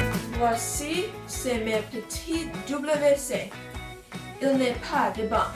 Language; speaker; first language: French; non-native, learner; English